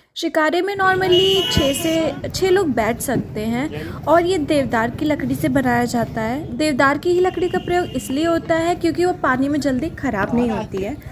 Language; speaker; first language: Hindi; native; Hindi